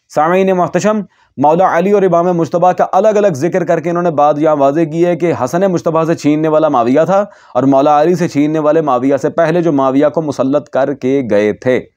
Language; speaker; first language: Urdu; native; Urdu